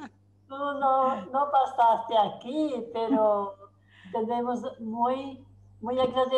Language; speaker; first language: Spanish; non-native, learner; Portuguese